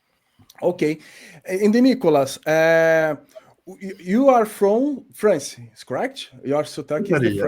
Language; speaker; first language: English; non-native, learner; Portuguese